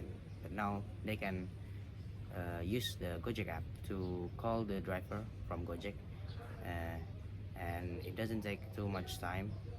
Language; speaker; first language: English; non-native, fluent; Indonesian